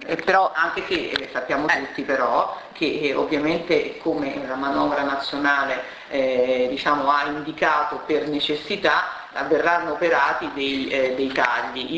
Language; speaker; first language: Italian; native; Italian